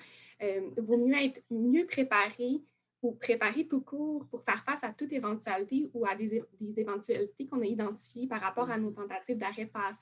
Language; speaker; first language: French; native; French